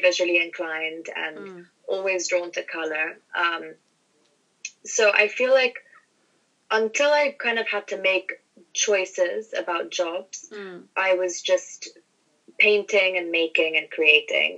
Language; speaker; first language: English; native; English